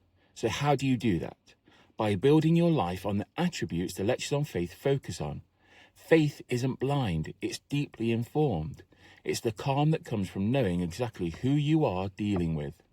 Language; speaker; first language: English; native; English